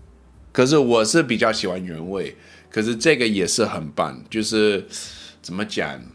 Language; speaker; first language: Chinese; early bilingual, heritage; English